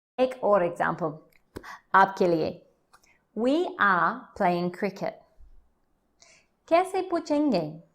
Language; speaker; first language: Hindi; non-native, learner; English